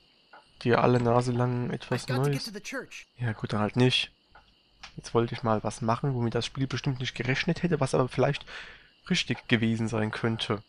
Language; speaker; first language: German; native; German